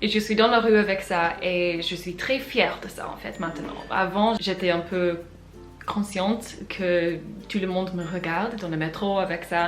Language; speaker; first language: French; non-native, fluent; English